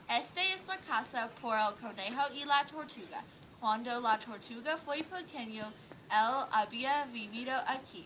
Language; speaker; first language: Spanish; non-native, learner; English